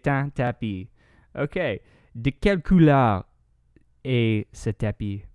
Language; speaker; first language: French; non-native, learner; English